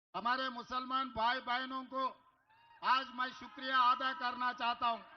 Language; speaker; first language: Hindi; non-native, local second language; Telugu